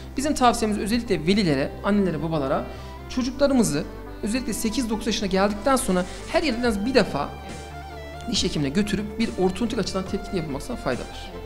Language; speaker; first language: Turkish; early bilingual, heritage; Turkish